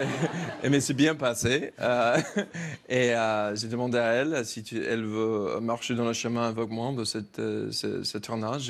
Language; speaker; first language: French; non-native, learner; English